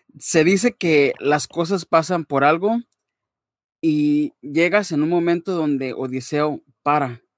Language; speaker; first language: Spanish; native; Spanish